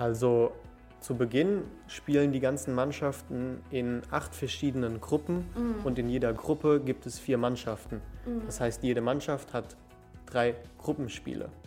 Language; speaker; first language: German; early bilingual, other home language; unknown